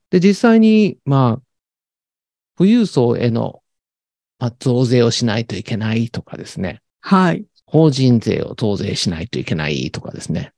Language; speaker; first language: Japanese; native; Japanese